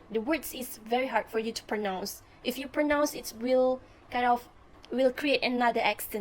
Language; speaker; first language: English; non-native, fluent; Malay